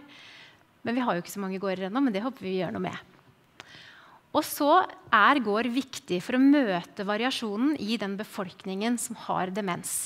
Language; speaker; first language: Norwegian; native; Norwegian